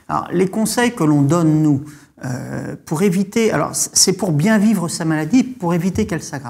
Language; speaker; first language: French; native; French